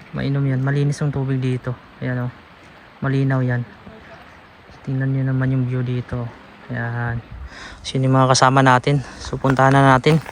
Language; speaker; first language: Filipino; native; Filipino